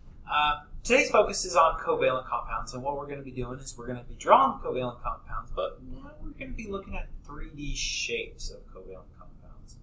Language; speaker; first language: English; native; English